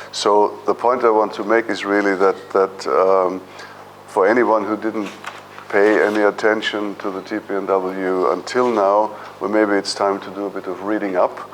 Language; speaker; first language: English; non-native, fluent; German